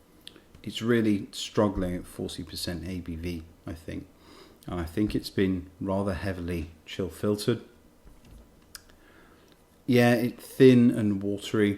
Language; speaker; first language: English; native; English